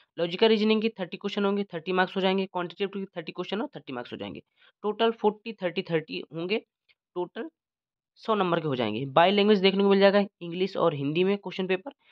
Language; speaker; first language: Hindi; native; Hindi